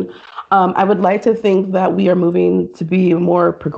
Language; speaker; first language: English; native; English